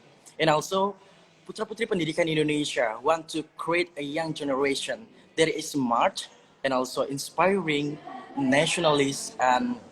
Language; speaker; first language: English; non-native, learner; Indonesian